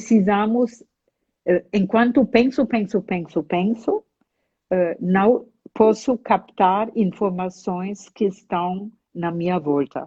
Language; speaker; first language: Portuguese; non-native, fluent; German